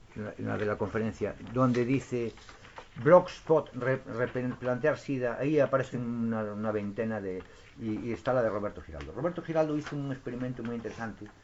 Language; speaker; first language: Spanish; non-native, local second language; Galician